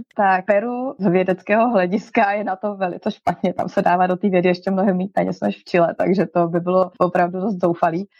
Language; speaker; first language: Czech; native; Czech